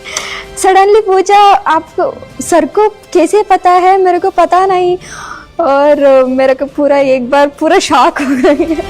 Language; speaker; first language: Hindi; non-native, local second language; Odia